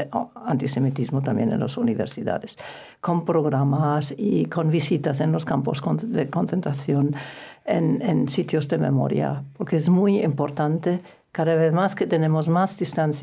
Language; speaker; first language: Spanish; non-native, fluent; German